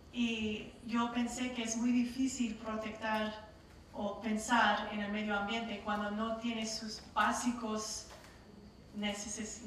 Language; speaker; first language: Spanish; non-native, learner; English